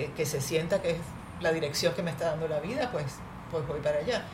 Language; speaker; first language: Spanish; native; Spanish